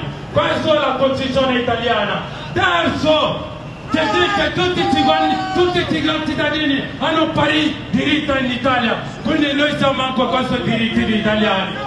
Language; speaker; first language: Italian; non-native, fluent; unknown